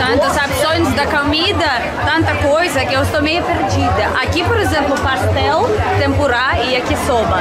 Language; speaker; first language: Portuguese; non-native, fluent; Russian